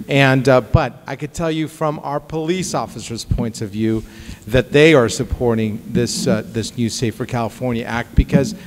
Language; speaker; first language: English; early bilingual, other home language; Arabic